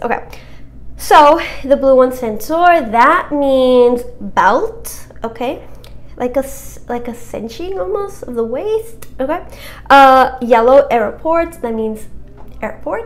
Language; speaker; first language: English; native; English